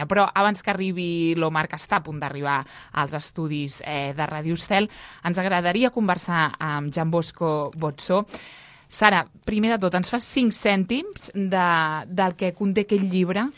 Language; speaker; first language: Catalan; native; Catalan